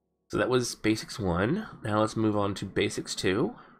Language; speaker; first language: English; native; English